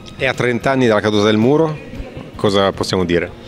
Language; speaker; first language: Italian; native; Italian